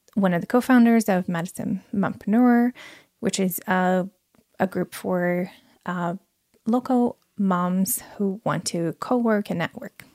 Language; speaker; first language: English; non-native, fluent; Portuguese